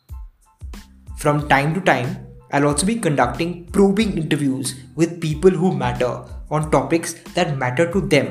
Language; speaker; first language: English; non-native, local second language; Hindi